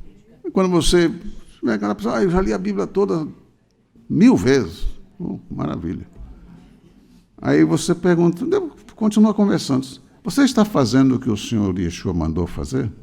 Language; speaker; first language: Portuguese; native; Portuguese